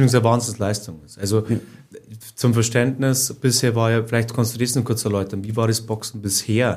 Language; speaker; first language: German; native; German